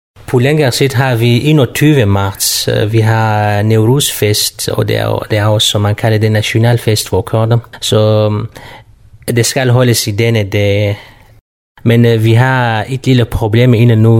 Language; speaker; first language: Danish; non-native, learner; Kurdish